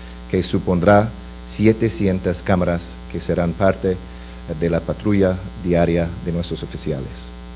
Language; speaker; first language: Spanish; non-native, fluent; English